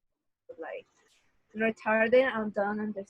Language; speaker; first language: English; non-native, learner; Spanish